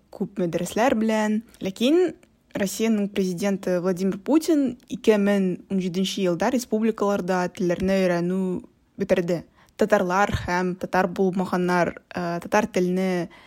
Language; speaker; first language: Tatar; non-native, local second language; Russian